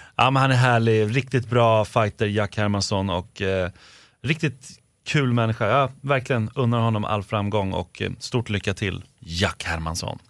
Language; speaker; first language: Swedish; native; Swedish